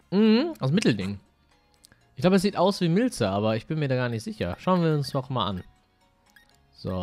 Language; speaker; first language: German; native; German